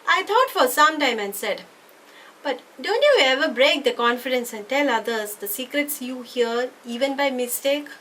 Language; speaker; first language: English; non-native, local second language; Malayalam